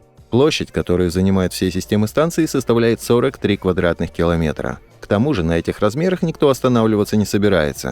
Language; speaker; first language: Russian; native; Russian